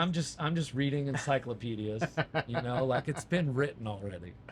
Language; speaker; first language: English; native; English